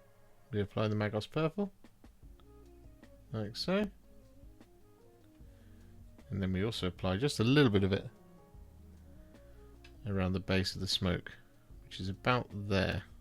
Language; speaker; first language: English; native; English